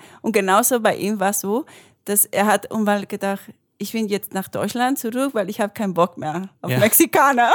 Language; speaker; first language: German; non-native, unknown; Spanish